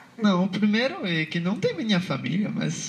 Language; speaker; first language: Portuguese; non-native, learner; French